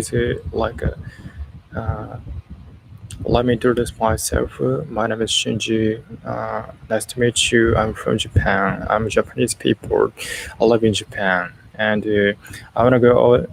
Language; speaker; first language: English; non-native, learner; Japanese